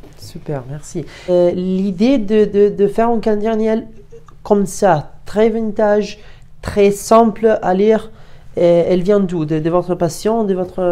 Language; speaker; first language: French; non-native, learner; Italian